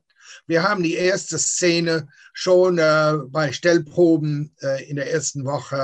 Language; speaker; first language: German; non-native, fluent; English